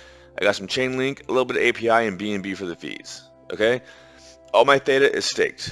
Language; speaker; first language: English; native; English